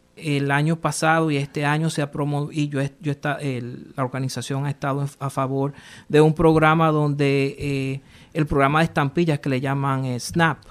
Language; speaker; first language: Spanish; early bilingual, heritage; Spanish